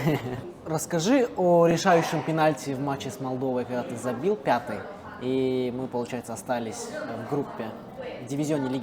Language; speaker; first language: Russian; native; Russian